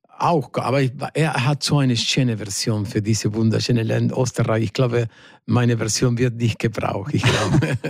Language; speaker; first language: German; non-native, fluent; Spanish